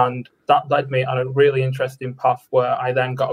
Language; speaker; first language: English; native; English